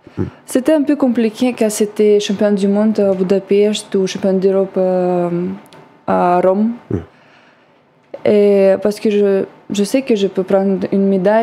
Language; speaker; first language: French; non-native, learner; Russian